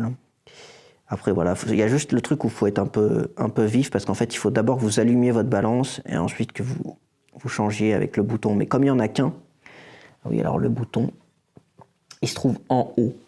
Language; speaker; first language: French; native; French